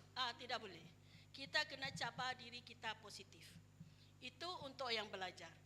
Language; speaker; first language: Malay; non-native, local second language; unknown